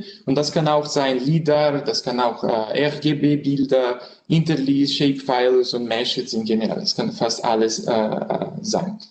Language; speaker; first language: German; non-native, learner; French